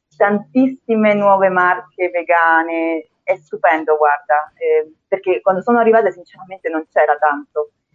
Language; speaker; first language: Italian; early bilingual, other home language; Spanish